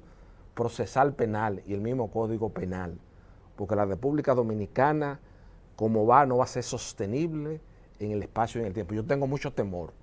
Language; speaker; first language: Spanish; native; Spanish